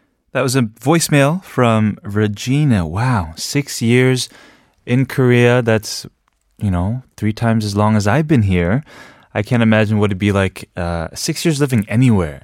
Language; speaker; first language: English; native; English